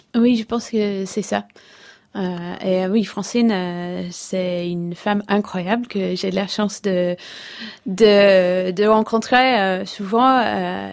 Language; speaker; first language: French; non-native, fluent; English